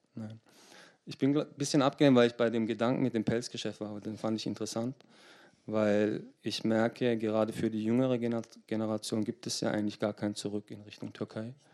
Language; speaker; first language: German; early bilingual, other home language; Turkish